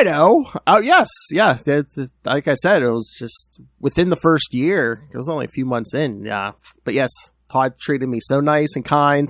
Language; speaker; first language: English; native; English